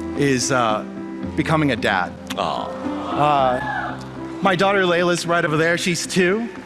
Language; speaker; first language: English; native; English